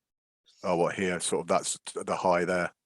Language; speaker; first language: English; native; English